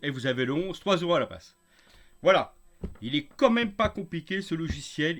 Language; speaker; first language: French; native; French